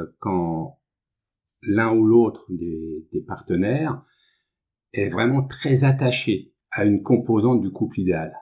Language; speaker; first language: French; native; French